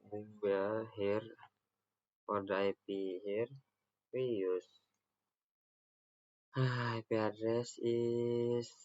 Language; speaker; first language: English; non-native, learner; Indonesian